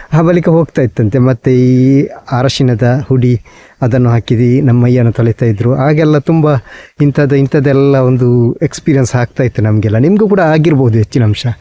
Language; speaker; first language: Kannada; non-native, local second language; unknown